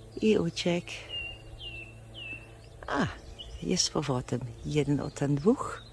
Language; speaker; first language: Polish; non-native, learner; Dutch